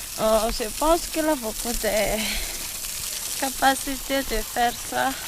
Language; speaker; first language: French; non-native, local second language; Malagasy